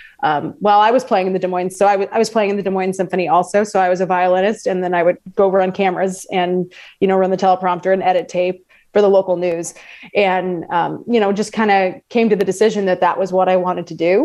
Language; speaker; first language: English; native; English